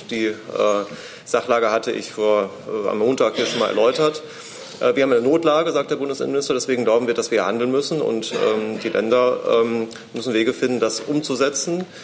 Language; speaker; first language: German; native; German